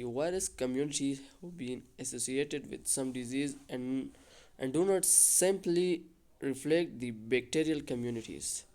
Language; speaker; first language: English; non-native, local second language; Urdu